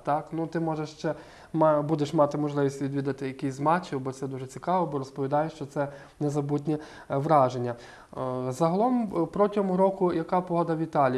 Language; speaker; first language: Ukrainian; native; Ukrainian